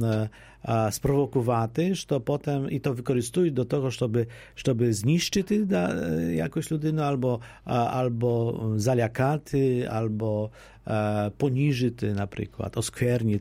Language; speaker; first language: Polish; non-native, local second language; Ukrainian